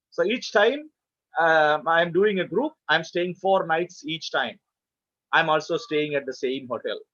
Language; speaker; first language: English; non-native, local second language; Malayalam